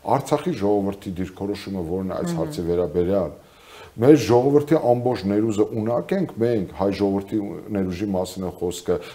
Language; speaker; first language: Armenian; native; Armenian